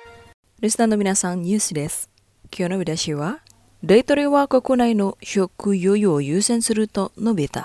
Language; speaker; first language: Japanese; non-native, fluent; Indonesian